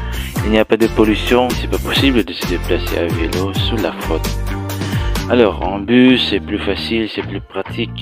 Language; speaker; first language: French; non-native, learner; Indonesian